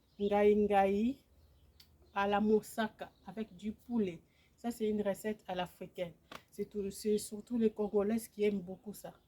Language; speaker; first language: French; non-native, local second language; Lingala